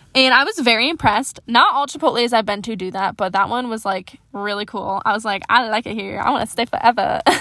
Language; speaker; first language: English; native; English